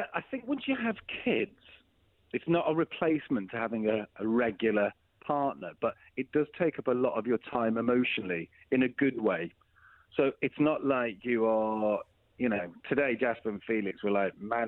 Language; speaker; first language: English; native; English